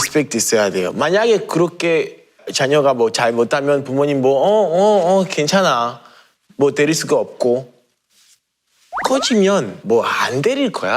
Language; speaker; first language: Korean; non-native, learner; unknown